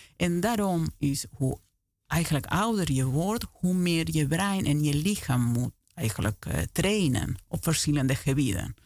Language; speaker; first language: Dutch; non-native, fluent; Spanish